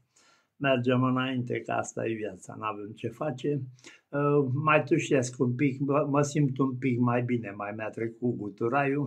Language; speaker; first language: Romanian; native; Romanian